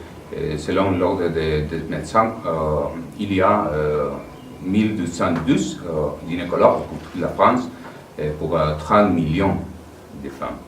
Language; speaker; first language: French; non-native, fluent; Spanish